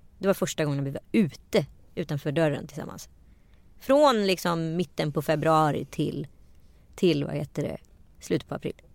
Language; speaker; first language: Swedish; native; Swedish